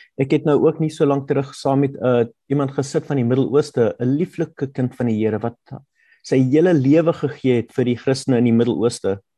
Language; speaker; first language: Afrikaans; non-native, local second language; German